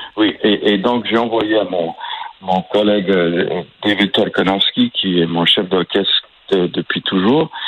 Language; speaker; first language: French; native; French